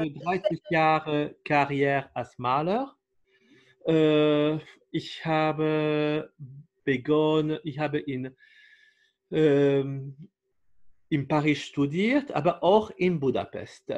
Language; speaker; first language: German; non-native, fluent; French